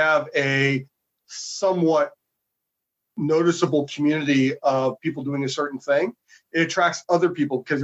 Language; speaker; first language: English; native; English